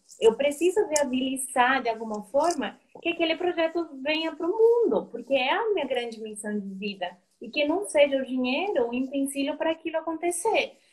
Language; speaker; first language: Portuguese; non-native, fluent; Spanish